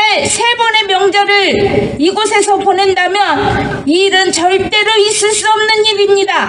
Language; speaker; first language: Korean; native; Korean